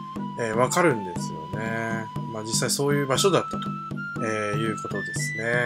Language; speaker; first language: Japanese; native; Japanese